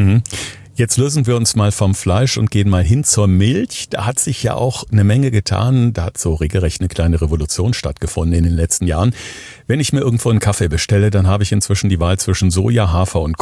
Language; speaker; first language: German; native; German